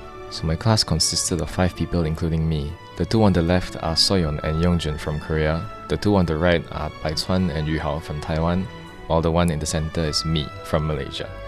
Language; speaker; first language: English; non-native, local second language; Chinese